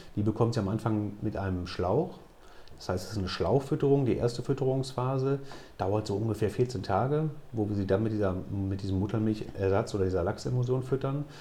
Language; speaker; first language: German; native; German